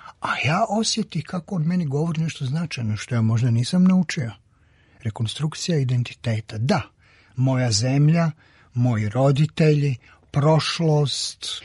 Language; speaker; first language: Croatian; native; Croatian